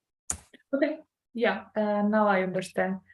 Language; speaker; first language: English; non-native, learner; Spanish